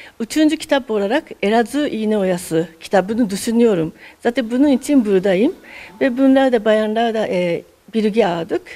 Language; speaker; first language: Turkish; non-native, fluent; Japanese